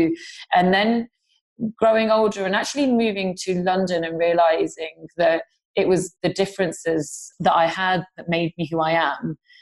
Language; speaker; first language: English; non-native, local second language; Gujarati